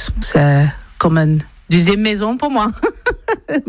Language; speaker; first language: French; non-native, learner; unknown